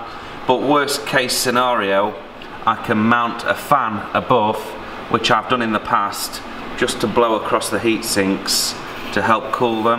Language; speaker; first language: English; native; English